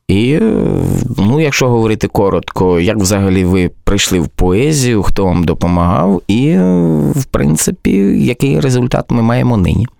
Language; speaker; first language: Ukrainian; native; Ukrainian